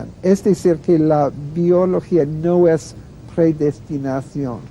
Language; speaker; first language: Spanish; non-native, fluent; English